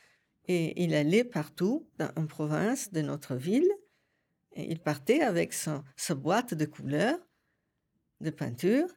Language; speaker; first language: French; non-native, fluent; Italian